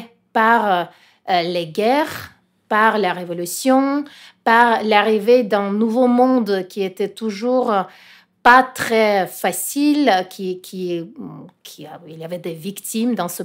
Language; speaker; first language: French; non-native, fluent; Russian